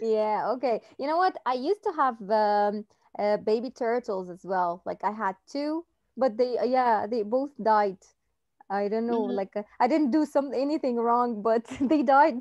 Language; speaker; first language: English; non-native, fluent; Arabic